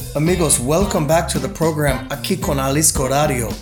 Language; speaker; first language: Spanish; non-native, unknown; English